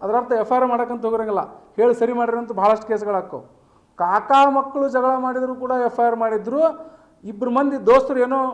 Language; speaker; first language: Kannada; native; Kannada